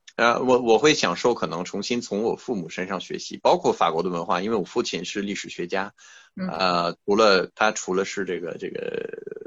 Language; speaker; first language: Chinese; non-native, fluent; French